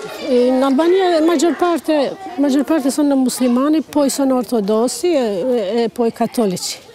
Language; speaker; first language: Italian; non-native, fluent; Albanian